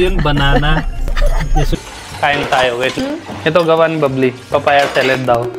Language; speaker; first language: Filipino; non-native, learner; Punjabi